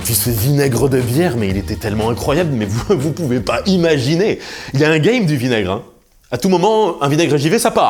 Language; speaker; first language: French; native; French